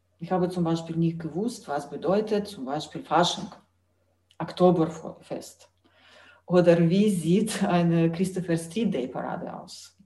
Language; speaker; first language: German; non-native, fluent; Russian